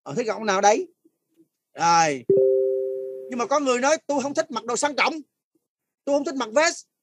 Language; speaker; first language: Vietnamese; non-native, fluent; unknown